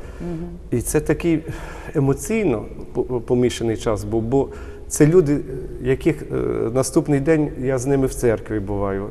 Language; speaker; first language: Ukrainian; early bilingual, heritage; Ukrainian